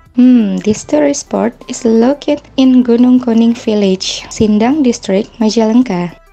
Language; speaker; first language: English; non-native, learner; Indonesian